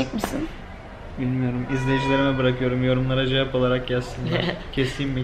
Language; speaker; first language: Turkish; native; Turkish